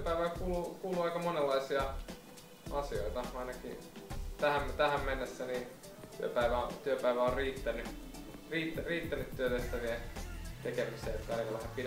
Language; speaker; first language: Finnish; native; Finnish